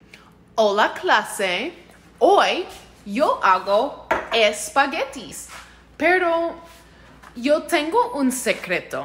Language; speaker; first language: Spanish; non-native, learner; English